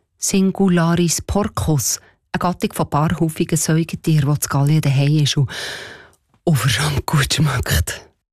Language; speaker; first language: German; native; German